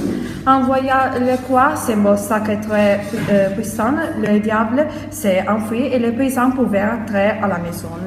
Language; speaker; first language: French; non-native, learner; Italian